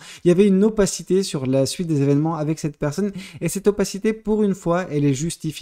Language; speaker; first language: French; native; French